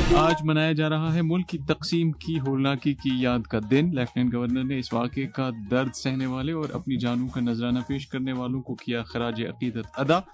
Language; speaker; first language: Urdu; non-native, local second language; Kashmiri